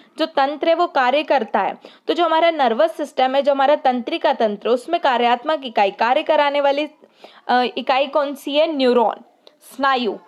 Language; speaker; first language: Hindi; native; Hindi